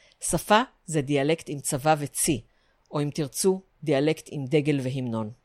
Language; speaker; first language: Hebrew; native; Hebrew